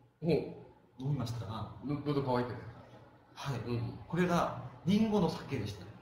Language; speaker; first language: Japanese; non-native, fluent; Korean